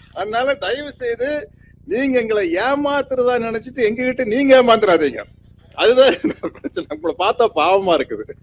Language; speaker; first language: Tamil; native; Tamil